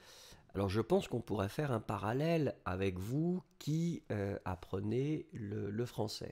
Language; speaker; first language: French; native; French